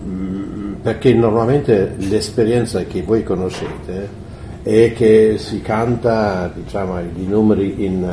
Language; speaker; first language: Italian; non-native, fluent; German